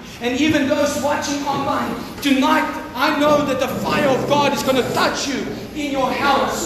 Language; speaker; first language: English; non-native, local second language; Afrikaans